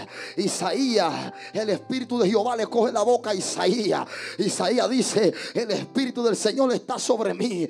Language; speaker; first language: Spanish; native; Spanish